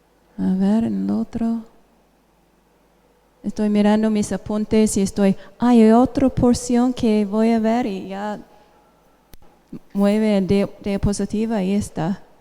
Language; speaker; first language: Spanish; non-native, fluent; English